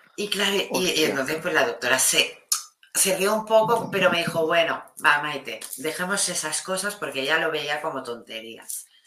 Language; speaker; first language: Spanish; non-native, local second language; Catalan